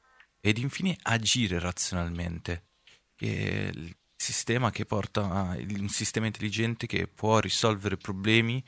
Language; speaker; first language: Italian; native; Italian